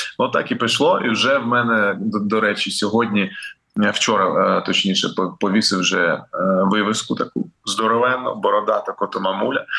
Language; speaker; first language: Ukrainian; non-native, local second language; Russian